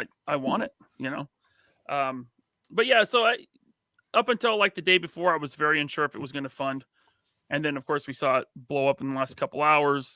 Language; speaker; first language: English; native; English